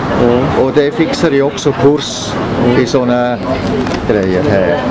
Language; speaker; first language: Swedish; non-native, fluent; German